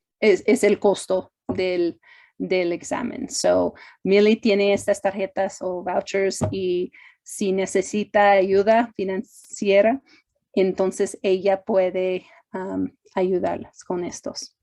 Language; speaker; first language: Spanish; non-native, fluent; English